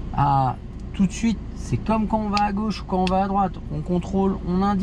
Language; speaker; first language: French; native; French